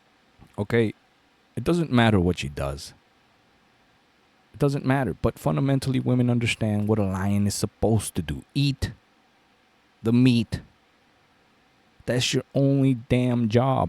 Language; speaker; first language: English; native; English